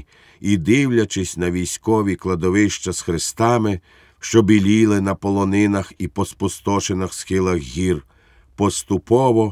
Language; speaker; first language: Ukrainian; native; Ukrainian